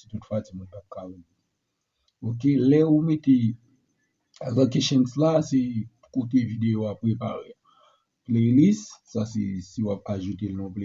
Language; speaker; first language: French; non-native, learner; Haitian Creole